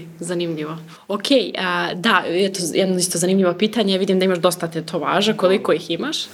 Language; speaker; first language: Serbian; native; Serbian